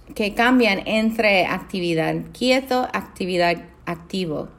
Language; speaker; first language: Spanish; non-native, fluent; English